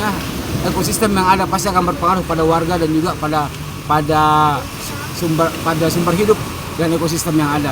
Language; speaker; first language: Indonesian; native; Indonesian